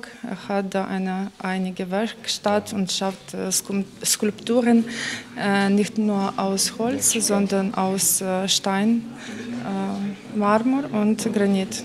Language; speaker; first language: German; non-native, learner; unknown